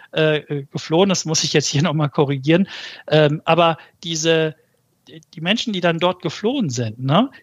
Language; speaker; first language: German; early bilingual, other home language; Turkish